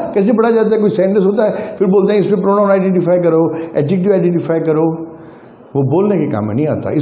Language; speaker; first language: Hindi; non-native, local second language; Gujarati